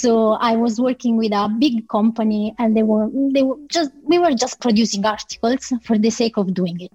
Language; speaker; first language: English; non-native, fluent; Italian